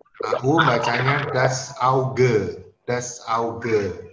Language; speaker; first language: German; non-native, fluent; Indonesian